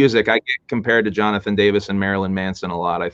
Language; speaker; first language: English; native; English